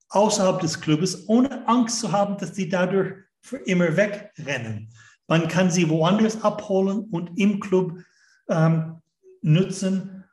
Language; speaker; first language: German; non-native, fluent; English